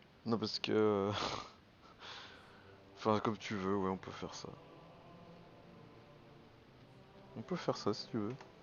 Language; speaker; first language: French; native; French